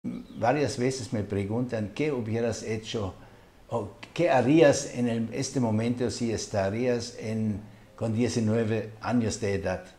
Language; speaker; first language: Spanish; non-native, fluent; German